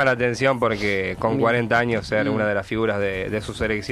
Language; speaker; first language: Spanish; native; Spanish